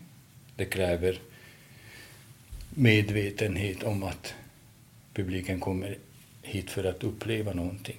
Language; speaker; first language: Swedish; non-native, fluent; Hungarian